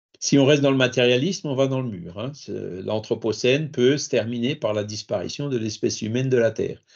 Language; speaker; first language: French; native; French